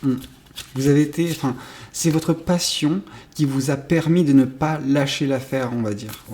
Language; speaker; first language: French; native; French